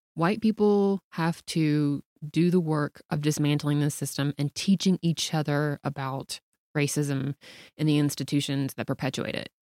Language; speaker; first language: English; native; English